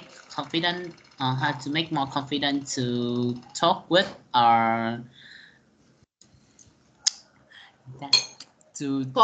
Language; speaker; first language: English; non-native, learner; Vietnamese